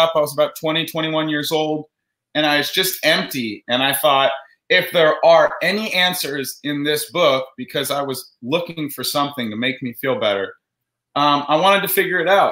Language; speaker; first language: English; native; English